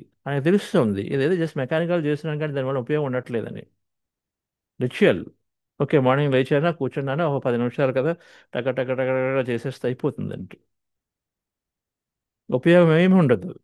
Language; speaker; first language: Telugu; native; Telugu